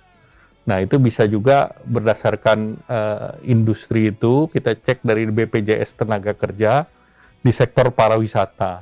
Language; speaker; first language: Indonesian; native; Indonesian